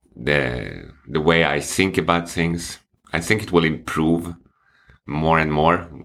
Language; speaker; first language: English; non-native, fluent; Swedish